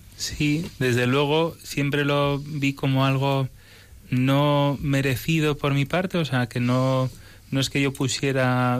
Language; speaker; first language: Spanish; early bilingual, other home language; English